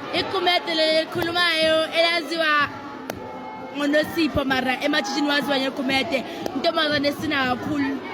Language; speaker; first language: Zulu; native; Zulu